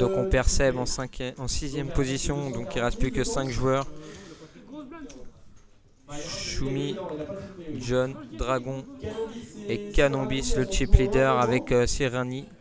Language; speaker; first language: French; native; French